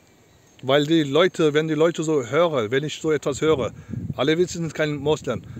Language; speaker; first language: German; non-native, learner; Turkish